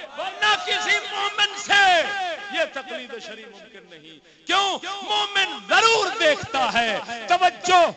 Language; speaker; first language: Urdu; non-native, local second language; Saraiki